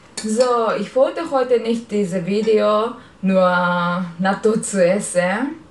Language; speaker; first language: German; non-native, learner; Japanese